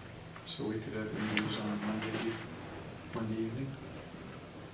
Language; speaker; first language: English; native; English